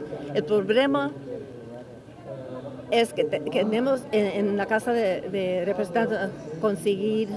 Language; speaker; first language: Spanish; early bilingual, heritage; English